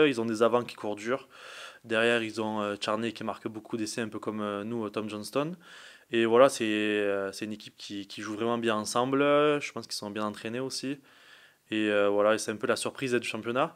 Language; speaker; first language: French; native; French